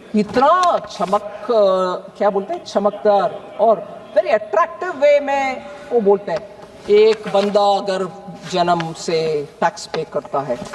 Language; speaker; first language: Hindi; non-native, local second language; Tamil